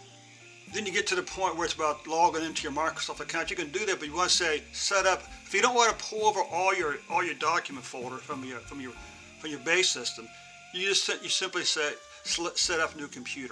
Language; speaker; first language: English; native; English